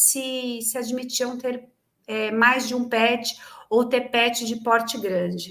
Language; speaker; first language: Portuguese; native; Portuguese